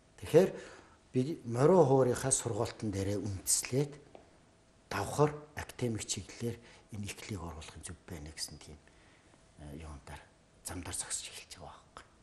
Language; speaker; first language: Mongolian; native; Mongolian